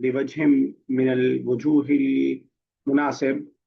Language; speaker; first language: Arabic; non-native, fluent; Urdu